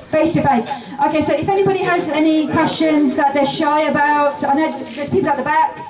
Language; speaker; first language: English; native; English